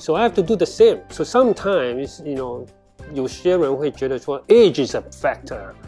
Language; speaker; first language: English; non-native, local second language; Chinese